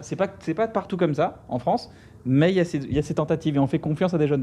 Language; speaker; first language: French; native; French